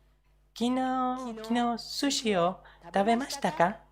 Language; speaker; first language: Japanese; non-native, learner; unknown